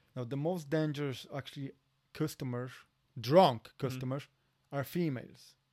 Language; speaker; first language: English; non-native, fluent; Polish